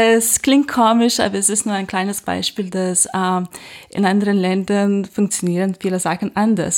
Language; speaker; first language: German; non-native, fluent; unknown